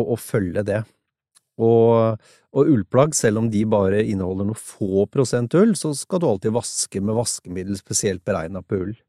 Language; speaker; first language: Norwegian; native; Norwegian